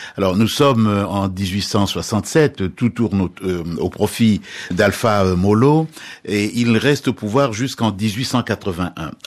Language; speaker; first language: French; non-native, local second language; Lingala